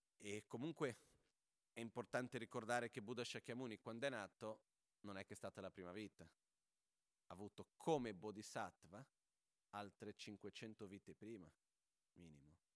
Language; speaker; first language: Italian; non-native, fluent; Portuguese